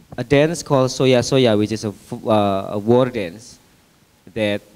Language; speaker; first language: English; non-native, fluent; Indonesian